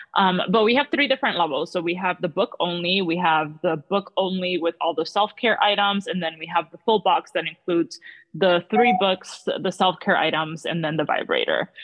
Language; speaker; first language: English; early bilingual, other home language; Spanish